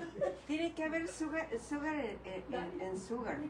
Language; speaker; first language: Spanish; native; Spanish